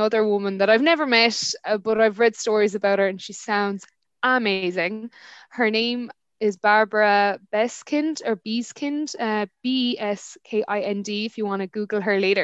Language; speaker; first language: English; native; English